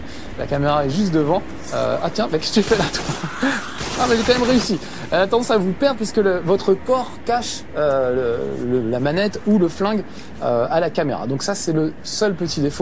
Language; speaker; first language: French; native; French